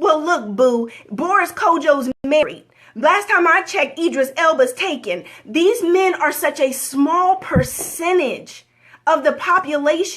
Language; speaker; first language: English; native; English